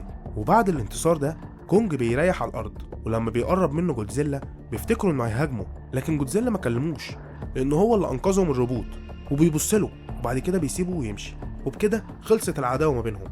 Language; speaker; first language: Arabic; native; Arabic